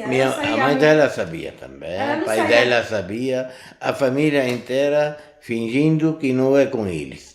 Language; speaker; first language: Portuguese; non-native, learner; Arabic